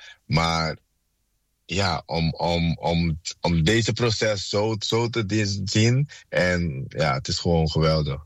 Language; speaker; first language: Dutch; non-native, fluent; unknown